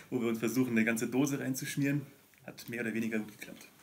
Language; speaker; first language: German; native; German